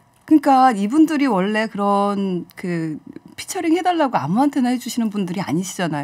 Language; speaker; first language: Korean; native; Korean